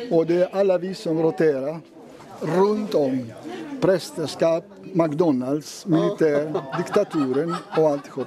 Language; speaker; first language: Swedish; non-native, fluent; Greek